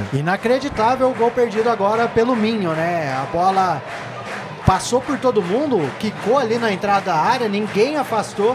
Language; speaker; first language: Portuguese; native; Portuguese